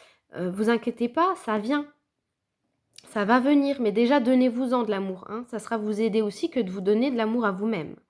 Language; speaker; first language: French; native; French